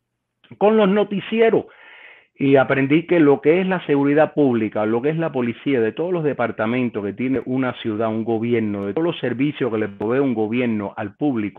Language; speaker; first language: Spanish; native; Spanish